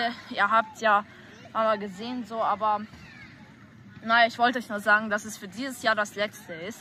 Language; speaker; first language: German; early bilingual, other home language; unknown